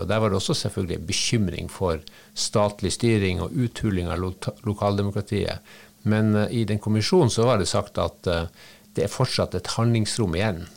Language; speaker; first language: Norwegian; native; Norwegian